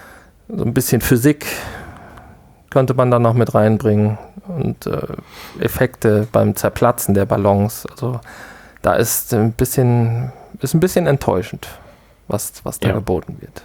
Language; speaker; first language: German; native; German